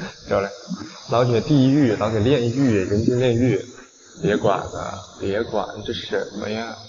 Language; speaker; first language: Chinese; native; Chinese